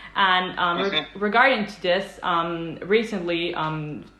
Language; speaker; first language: English; non-native, fluent; Italian